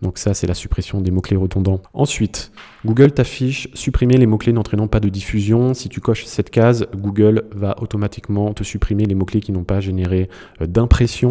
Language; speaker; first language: French; native; French